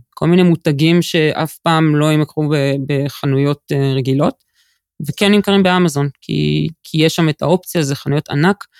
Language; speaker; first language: Hebrew; native; Hebrew